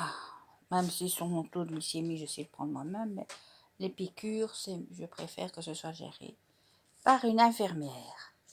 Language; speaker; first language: French; native; French